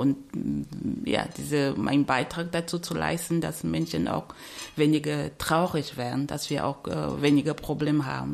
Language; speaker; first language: German; non-native, fluent; French